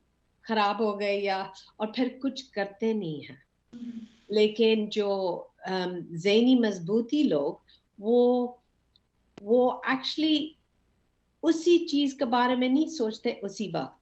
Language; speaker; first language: Hindi; early bilingual, heritage; English